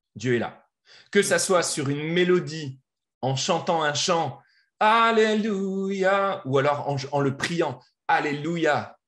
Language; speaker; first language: French; native; French